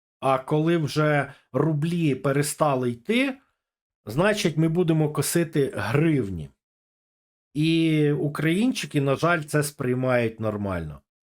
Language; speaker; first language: Ukrainian; native; Ukrainian